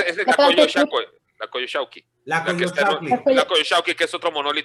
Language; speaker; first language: Spanish; native; Spanish